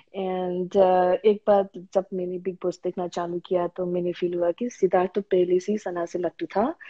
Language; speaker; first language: Hindi; non-native, local second language; Nepali